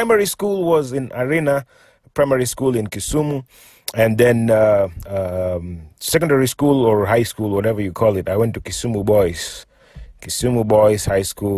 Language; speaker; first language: English; non-native, local second language; Luo (Kenya and Tanzania)